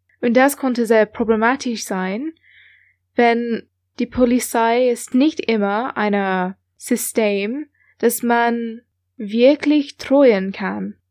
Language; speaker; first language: German; non-native, learner; English